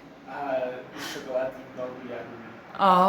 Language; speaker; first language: Bulgarian; non-native, learner; English